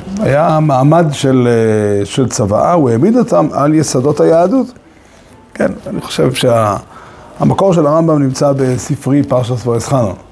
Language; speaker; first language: Hebrew; native; Hebrew